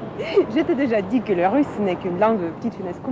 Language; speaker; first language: French; non-native, fluent; Russian